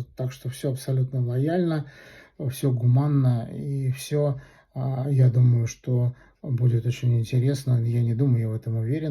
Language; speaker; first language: Russian; native; Russian